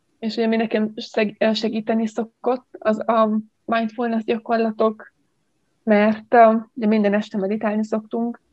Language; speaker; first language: Hungarian; native; Hungarian